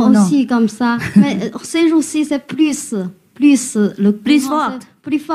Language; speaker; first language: French; non-native, learner; Chinese